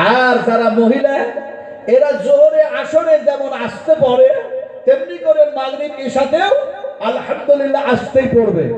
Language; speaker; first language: Bangla; non-native, local second language; Urdu